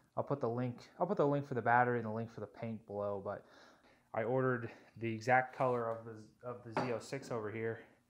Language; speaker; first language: English; native; English